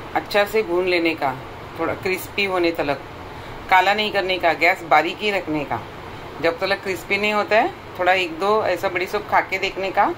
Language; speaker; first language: Hindi; non-native, local second language; Marathi